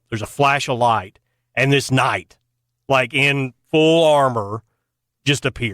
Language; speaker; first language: English; native; English